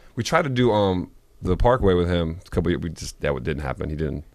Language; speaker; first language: English; native; English